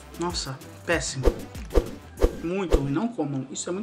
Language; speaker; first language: Portuguese; native; Portuguese